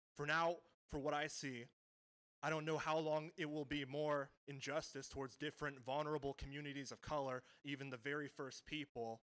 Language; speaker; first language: English; native; English